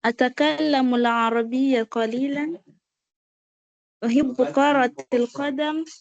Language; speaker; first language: Arabic; non-native, learner; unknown